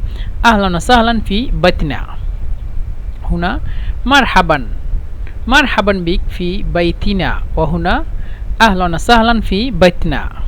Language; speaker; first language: Arabic; non-native, fluent; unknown